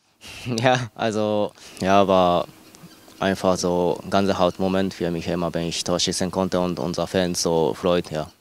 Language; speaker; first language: German; non-native, learner; Japanese